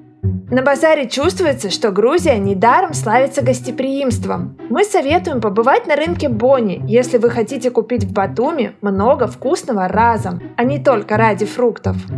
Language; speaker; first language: Russian; native; Russian